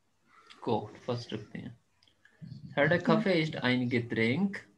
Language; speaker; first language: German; non-native, fluent; Urdu